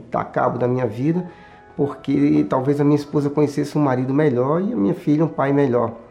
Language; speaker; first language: Portuguese; native; Portuguese